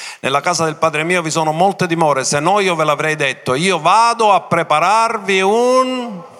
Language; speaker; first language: Italian; native; Italian